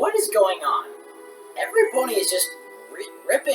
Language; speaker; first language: English; native; English